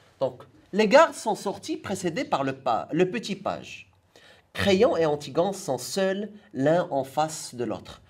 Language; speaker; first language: French; non-native, local second language; Arabic